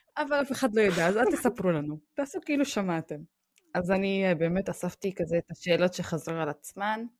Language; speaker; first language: Hebrew; non-native, local second language; Arabic